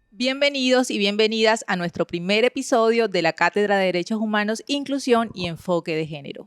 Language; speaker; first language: Spanish; native; Spanish